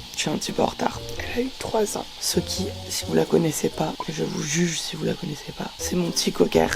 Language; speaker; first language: French; native; French